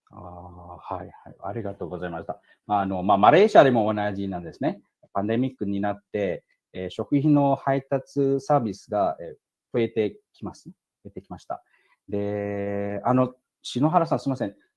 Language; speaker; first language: Japanese; non-native, fluent; Malay